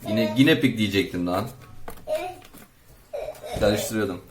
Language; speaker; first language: Turkish; native; Turkish